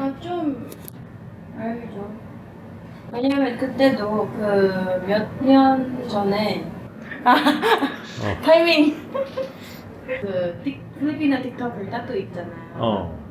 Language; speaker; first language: Korean; non-native, learner; Filipino